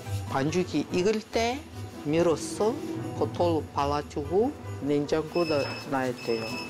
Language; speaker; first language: Korean; non-native, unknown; Russian